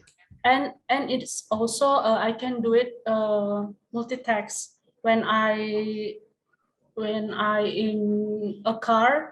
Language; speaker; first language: English; non-native, learner; Indonesian